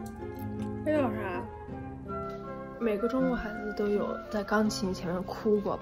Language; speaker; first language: Chinese; early bilingual, heritage; Chinese